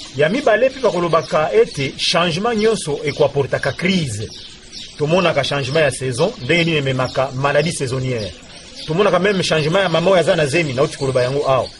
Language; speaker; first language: Lingala; non-native, local second language; Kongo